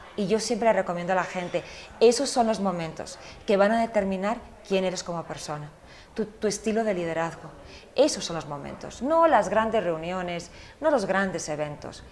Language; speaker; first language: Spanish; early bilingual, heritage; Spanish